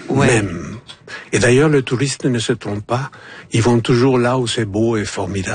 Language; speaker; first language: French; non-native, fluent; Spanish